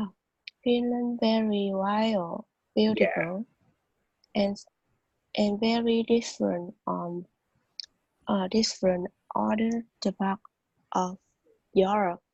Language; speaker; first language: English; non-native, learner; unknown